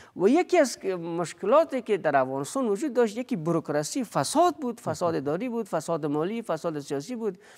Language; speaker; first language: Persian; non-native, local second language; Pashto